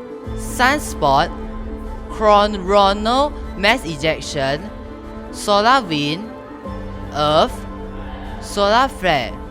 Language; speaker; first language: English; non-native, local second language; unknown